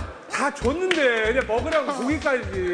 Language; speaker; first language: Korean; native; Korean